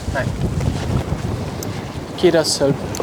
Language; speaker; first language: German; non-native, learner; Dutch